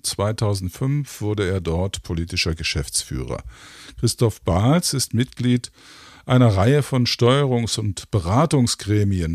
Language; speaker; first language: German; native; German